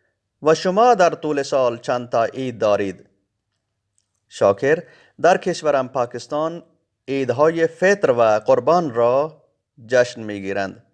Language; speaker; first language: Persian; non-native, fluent; Urdu